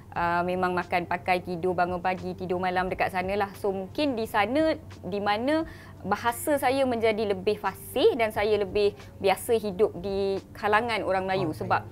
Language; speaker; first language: Malay; non-native, local second language; Tamil